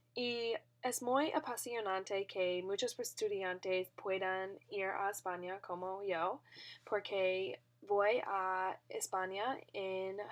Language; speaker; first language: Spanish; non-native, learner; English